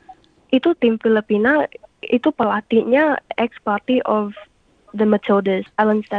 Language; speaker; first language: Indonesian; early bilingual, heritage; English